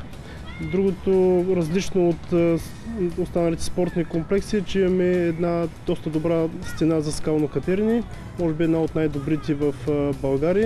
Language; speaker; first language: Bulgarian; native; Bulgarian